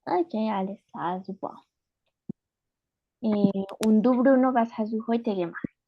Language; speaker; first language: German; non-native, fluent; Spanish